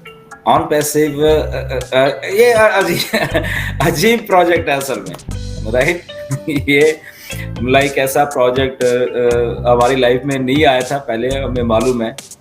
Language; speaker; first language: Hindi; native; Hindi